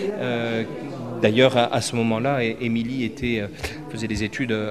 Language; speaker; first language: French; native; French